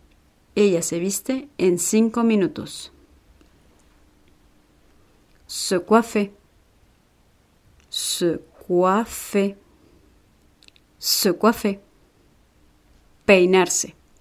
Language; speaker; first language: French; non-native, fluent; Spanish